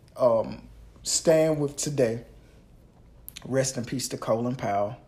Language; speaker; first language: English; native; English